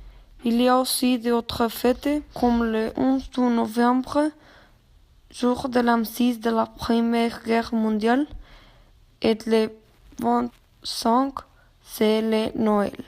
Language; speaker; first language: French; non-native, learner; Spanish